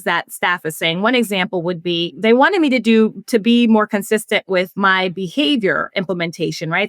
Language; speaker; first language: English; native; English